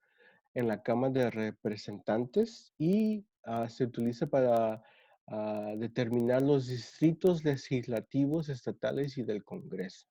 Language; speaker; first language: Spanish; early bilingual, other home language; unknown